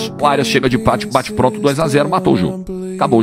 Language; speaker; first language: Portuguese; native; Portuguese